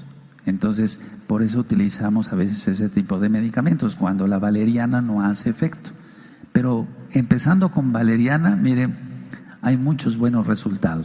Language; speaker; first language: Spanish; native; Spanish